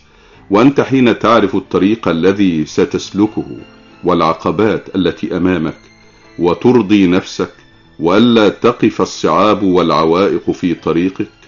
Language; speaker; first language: Arabic; native; Arabic